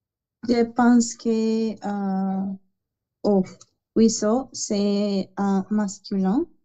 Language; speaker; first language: French; non-native, learner; Spanish